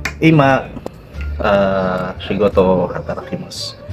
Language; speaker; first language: Japanese; non-native, learner; Filipino